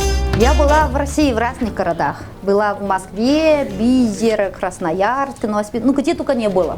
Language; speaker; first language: Russian; non-native, fluent; Chinese